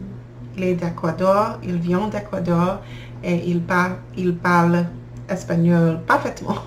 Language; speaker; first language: French; non-native, learner; English